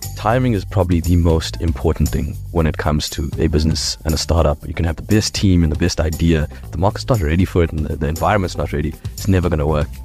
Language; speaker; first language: English; native; English